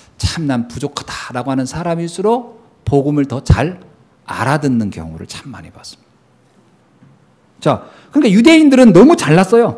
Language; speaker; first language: Korean; native; Korean